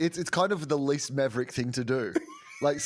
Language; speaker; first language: English; native; English